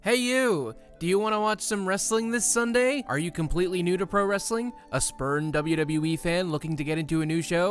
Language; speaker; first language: English; native; English